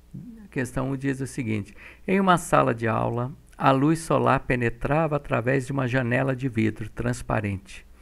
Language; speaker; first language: Portuguese; native; Portuguese